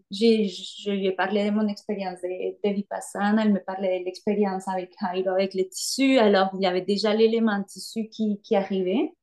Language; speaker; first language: French; non-native, fluent; Spanish